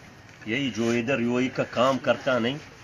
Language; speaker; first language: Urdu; non-native, learner; Arabic